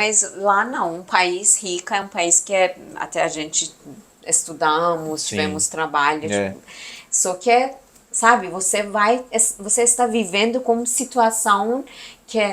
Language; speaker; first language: Portuguese; non-native, learner; Persian